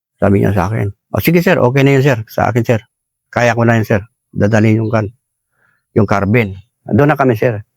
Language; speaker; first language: Filipino; non-native, local second language; Cebuano